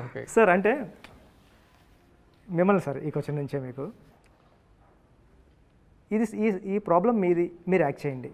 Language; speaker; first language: Telugu; native; Telugu